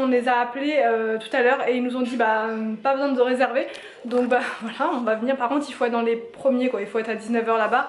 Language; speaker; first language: French; native; French